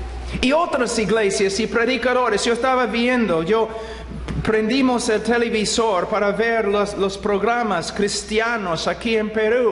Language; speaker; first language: Spanish; non-native, fluent; English